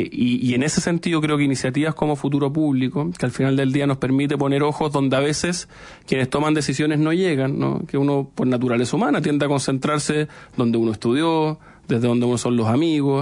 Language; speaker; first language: Spanish; native; Spanish